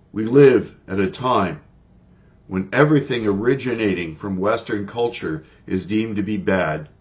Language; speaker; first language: English; native; English